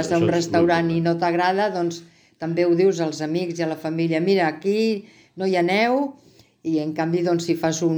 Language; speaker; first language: Catalan; native; Catalan